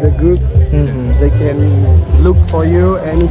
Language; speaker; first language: English; non-native, learner; Vietnamese